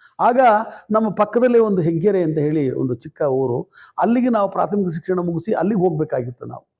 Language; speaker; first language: Kannada; native; Kannada